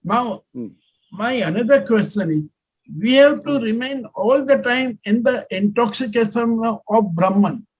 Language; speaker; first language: English; non-native, local second language; Hindi